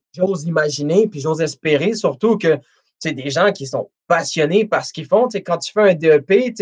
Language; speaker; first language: French; native; French